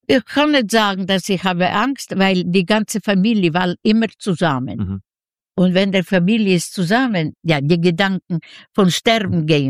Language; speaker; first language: German; non-native, fluent; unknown